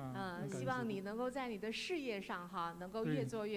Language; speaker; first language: Chinese; native; Chinese